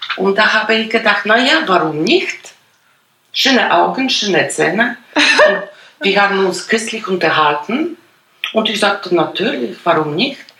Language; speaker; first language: German; non-native, fluent; Polish